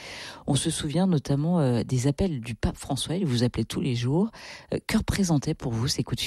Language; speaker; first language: French; native; French